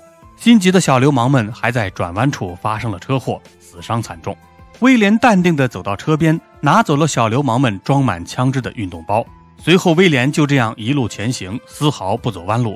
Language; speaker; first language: Chinese; native; Chinese